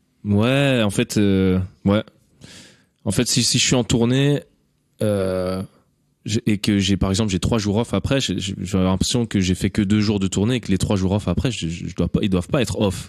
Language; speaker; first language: French; native; French